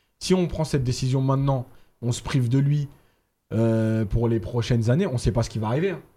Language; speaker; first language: French; native; French